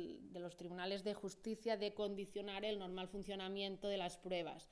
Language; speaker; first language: Spanish; non-native, local second language; Catalan